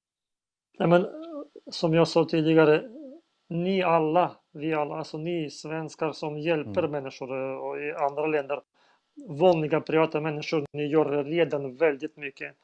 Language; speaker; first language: Swedish; non-native, fluent; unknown